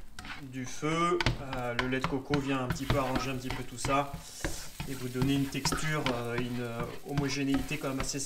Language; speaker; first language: French; native; French